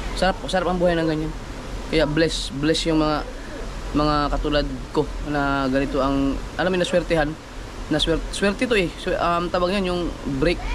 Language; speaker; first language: Filipino; non-native, local second language; Cebuano